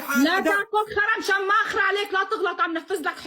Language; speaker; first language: Arabic; native; Arabic